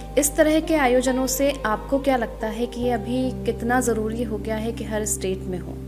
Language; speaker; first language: Hindi; native; Hindi